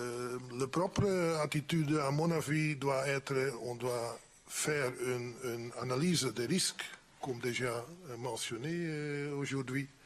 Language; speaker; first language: French; non-native, fluent; Dutch